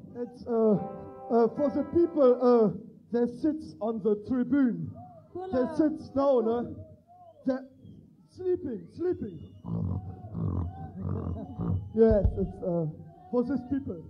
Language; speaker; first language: English; non-native, learner; German